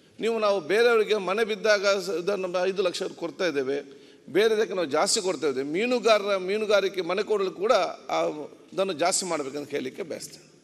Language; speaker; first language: Kannada; non-native, local second language; Badaga